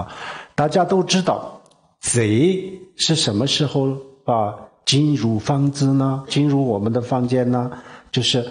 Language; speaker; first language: Chinese; non-native, local second language; Tibetan